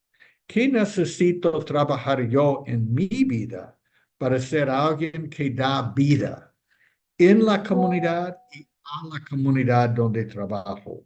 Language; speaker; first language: Spanish; non-native, fluent; English